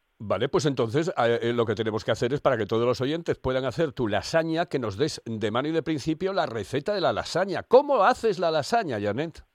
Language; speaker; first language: Spanish; native; Spanish